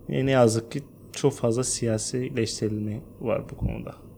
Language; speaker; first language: Turkish; non-native, fluent; Arabic